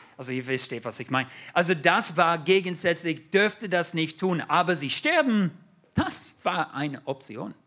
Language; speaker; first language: German; non-native, fluent; English